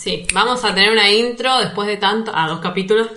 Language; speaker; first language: Spanish; native; Spanish